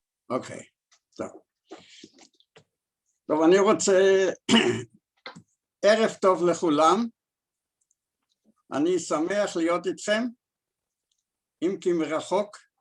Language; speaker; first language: Hebrew; early bilingual, other home language; German